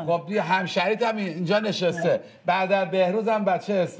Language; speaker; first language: Persian; native; Persian